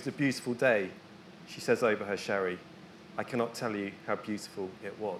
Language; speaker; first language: English; native; English